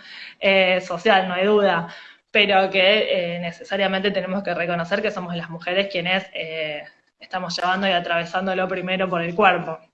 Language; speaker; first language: Spanish; native; Spanish